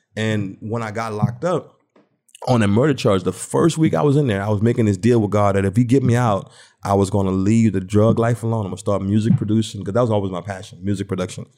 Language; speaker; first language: English; native; English